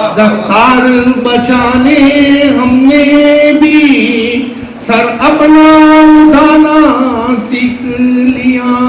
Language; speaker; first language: Urdu; native; Urdu